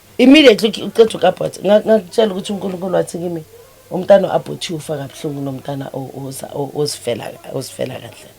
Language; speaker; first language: Zulu; native; Zulu